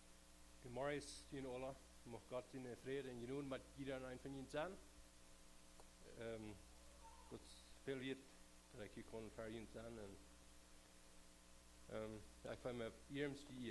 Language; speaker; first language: German; non-native, learner; Plautdietsch